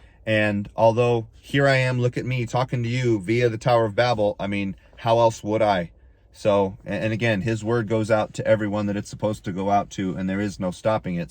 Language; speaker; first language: English; native; English